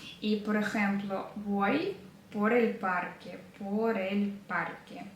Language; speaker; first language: Spanish; non-native, fluent; Ukrainian